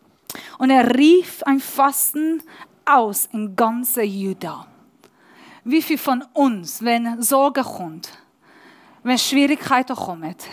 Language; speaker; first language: German; non-native, learner; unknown